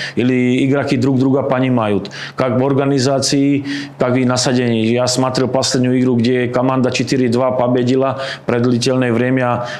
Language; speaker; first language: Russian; non-native, learner; Slovak